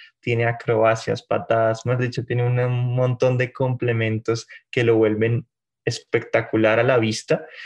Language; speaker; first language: Spanish; native; Spanish